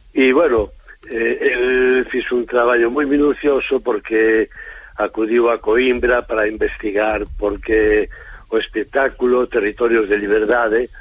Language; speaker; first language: Galician; native; Galician